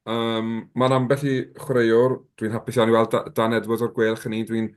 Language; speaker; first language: Welsh; native; Welsh